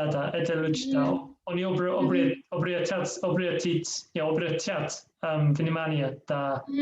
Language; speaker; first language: Russian; non-native, learner; English